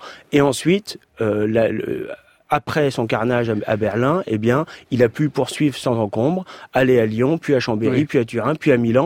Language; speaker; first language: French; native; French